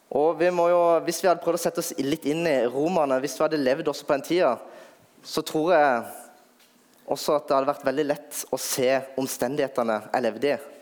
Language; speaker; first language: Norwegian; native; Norwegian